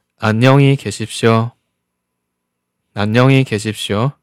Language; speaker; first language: Korean; non-native, fluent; Chinese